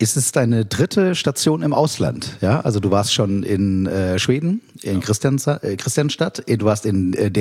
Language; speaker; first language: German; native; German